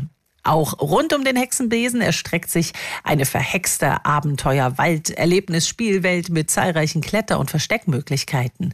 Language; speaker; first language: German; native; German